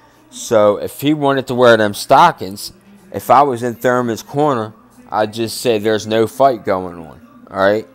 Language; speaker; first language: English; native; English